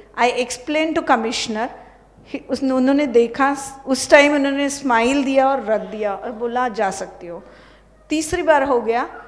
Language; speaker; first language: Hindi; non-native, local second language; Marathi